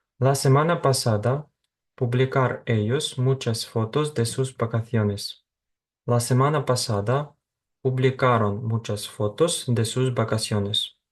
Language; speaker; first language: Spanish; non-native, fluent; Ukrainian